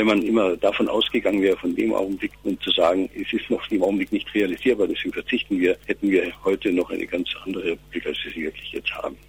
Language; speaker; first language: German; native; German